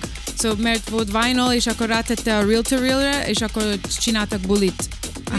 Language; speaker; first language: Hungarian; early bilingual, heritage; Hungarian